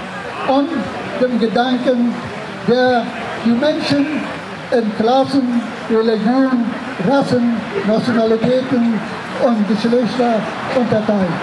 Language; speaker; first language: German; non-native, fluent; Persian